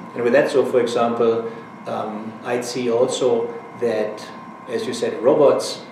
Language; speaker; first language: English; non-native, fluent; German